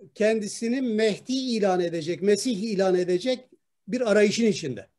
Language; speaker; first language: Turkish; non-native, local second language; Kurdish